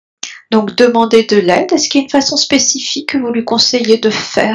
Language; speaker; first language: French; native; French